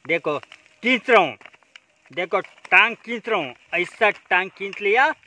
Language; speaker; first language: Hindi; non-native, local second language; Kannada